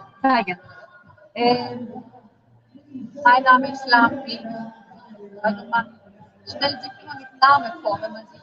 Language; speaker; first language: German; non-native, fluent; Greek